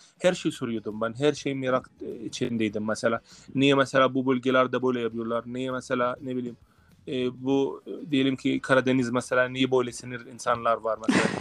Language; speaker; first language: Turkish; non-native, fluent; Arabic